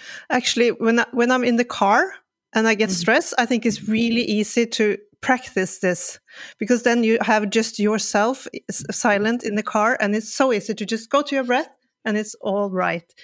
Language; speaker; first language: English; non-native, fluent; Norwegian